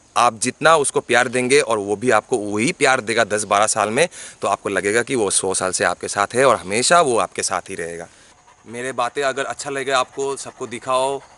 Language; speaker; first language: Hindi; non-native, local second language; Bangla